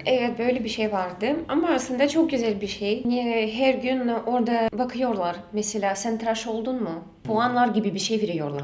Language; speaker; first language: Turkish; non-native, learner; Russian